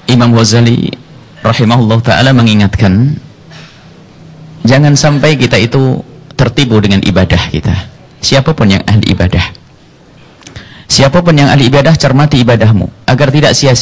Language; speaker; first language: Indonesian; native; Indonesian